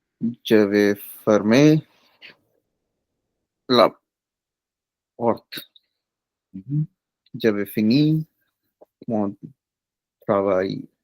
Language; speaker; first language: French; non-native, learner; Hindi